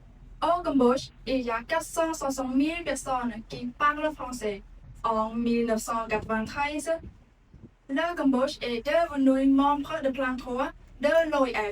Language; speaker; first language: French; non-native, learner; Khmer